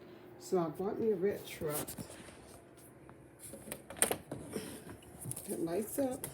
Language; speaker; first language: English; native; English